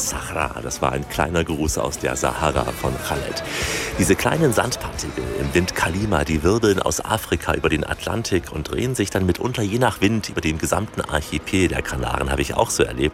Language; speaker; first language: German; native; German